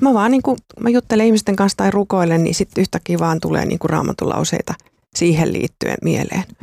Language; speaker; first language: Finnish; native; Finnish